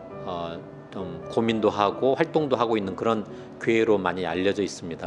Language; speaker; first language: Korean; native; Korean